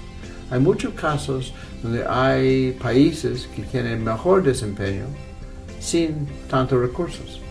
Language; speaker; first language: Spanish; non-native, fluent; English